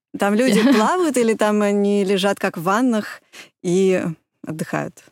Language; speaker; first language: Russian; native; Russian